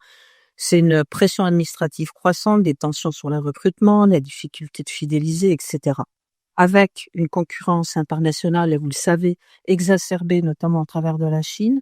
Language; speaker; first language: French; native; French